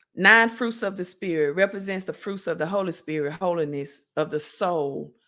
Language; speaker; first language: English; native; English